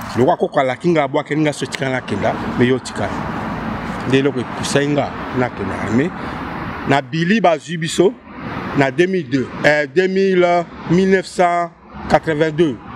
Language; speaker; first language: Lingala; non-native, local second language; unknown